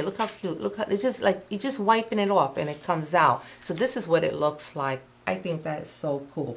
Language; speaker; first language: English; non-native, fluent; Spanish